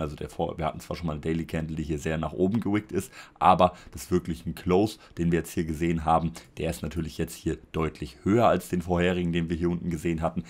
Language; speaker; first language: German; native; German